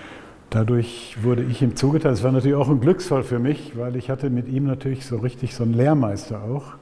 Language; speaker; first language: German; native; German